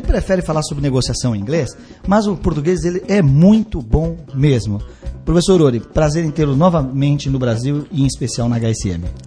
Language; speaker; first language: Portuguese; native; Portuguese